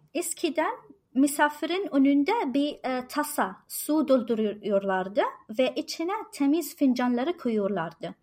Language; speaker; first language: Turkish; non-native, fluent; Arabic